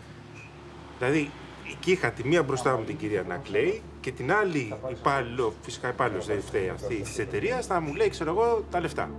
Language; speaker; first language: Greek; native; Greek